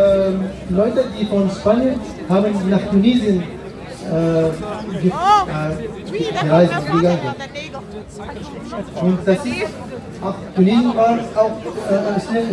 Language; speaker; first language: German; non-native, learner; Arabic